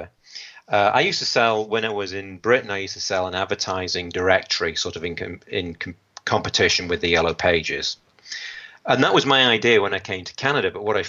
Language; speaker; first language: English; native; English